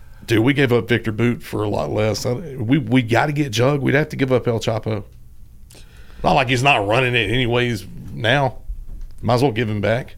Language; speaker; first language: English; native; English